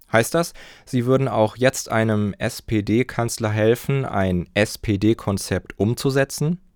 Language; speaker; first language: German; native; German